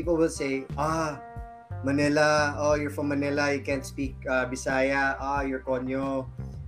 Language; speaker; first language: English; non-native, local second language; Filipino